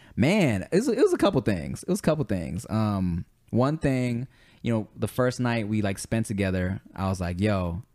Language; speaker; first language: English; native; English